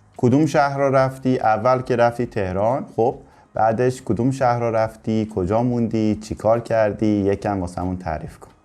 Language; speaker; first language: Persian; native; Persian